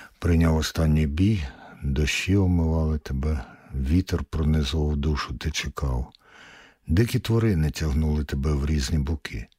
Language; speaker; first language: Ukrainian; native; Ukrainian